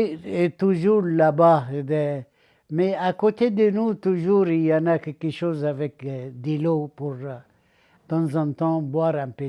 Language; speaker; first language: French; non-native, learner; Arabic